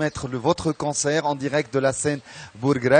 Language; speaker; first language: French; non-native, local second language; Arabic